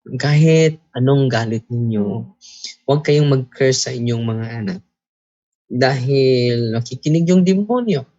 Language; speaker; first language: Filipino; non-native, local second language; Cebuano